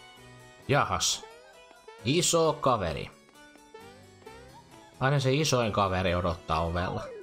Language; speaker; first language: Finnish; native; Finnish